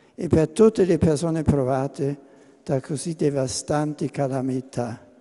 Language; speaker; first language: Italian; non-native, fluent; German